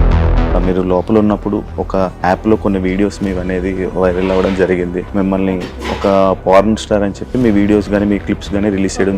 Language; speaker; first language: Telugu; native; Telugu